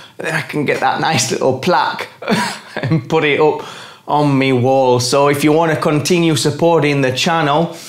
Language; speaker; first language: English; native; English